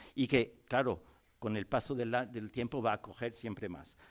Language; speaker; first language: Spanish; native; Spanish